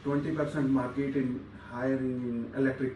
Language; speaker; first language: English; non-native, learner; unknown